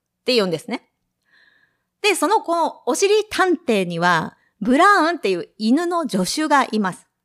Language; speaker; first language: Japanese; native; Japanese